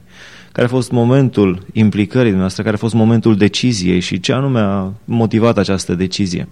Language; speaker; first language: Romanian; native; Romanian